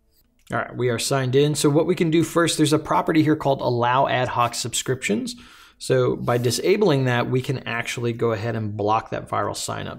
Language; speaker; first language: English; native; English